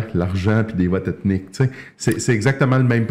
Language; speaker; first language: French; native; French